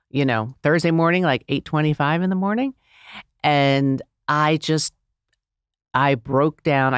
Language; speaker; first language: English; native; English